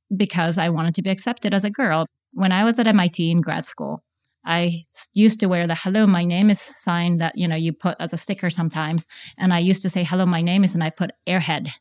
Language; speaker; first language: English; non-native, fluent; Japanese